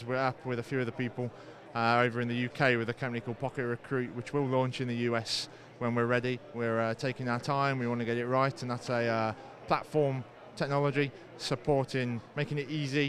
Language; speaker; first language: English; native; English